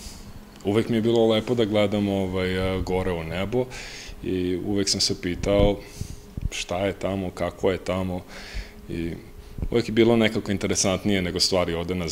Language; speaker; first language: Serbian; early bilingual, heritage; Serbian